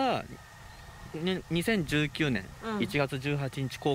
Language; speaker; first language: Japanese; native; Japanese